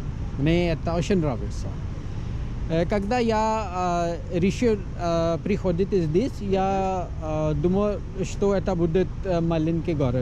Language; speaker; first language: Russian; non-native, learner; Urdu